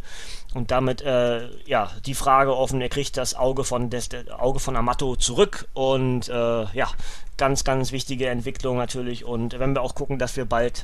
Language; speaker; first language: German; native; German